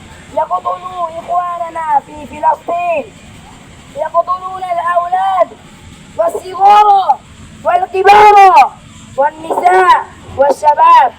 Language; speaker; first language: Arabic; non-native, learner; Bangla